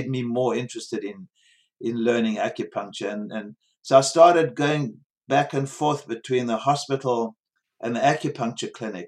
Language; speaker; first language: English; native; English